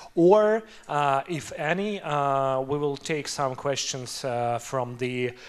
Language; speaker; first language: English; non-native, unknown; Ukrainian